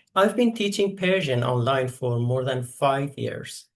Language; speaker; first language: English; non-native, fluent; Persian